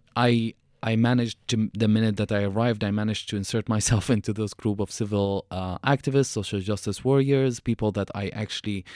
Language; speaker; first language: English; non-native, fluent; Arabic